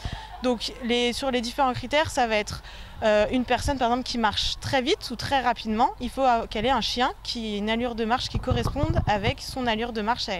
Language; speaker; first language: French; native; French